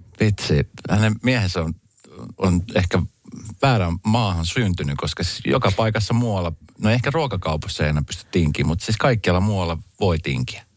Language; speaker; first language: Finnish; early bilingual, other home language; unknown